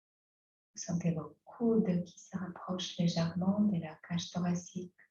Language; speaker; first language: French; native; French